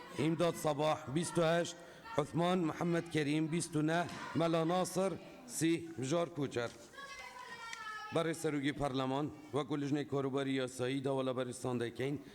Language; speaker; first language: Central Kurdish; non-native, local second language; Kurdish